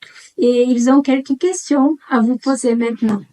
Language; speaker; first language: French; non-native, fluent; Portuguese